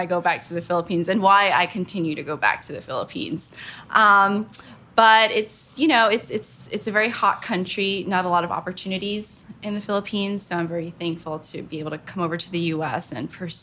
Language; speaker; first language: English; native; English